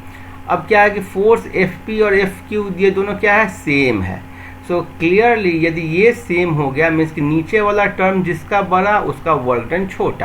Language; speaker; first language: Hindi; native; Hindi